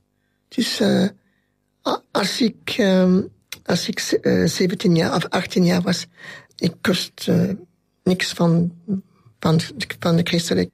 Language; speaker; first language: Dutch; non-native, local second language; French